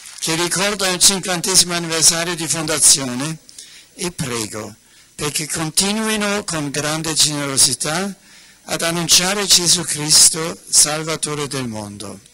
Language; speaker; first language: Italian; non-native, fluent; German